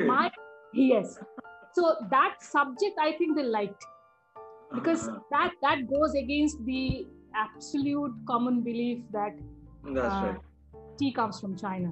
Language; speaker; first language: English; non-native, local second language; Bangla